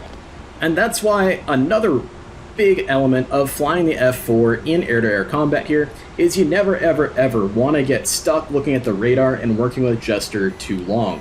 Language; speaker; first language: English; native; English